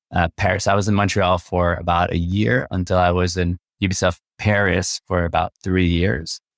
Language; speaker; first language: English; non-native, fluent; French